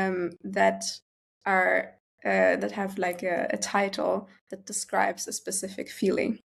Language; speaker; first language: English; non-native, fluent; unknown